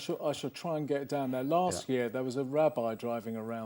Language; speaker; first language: English; native; English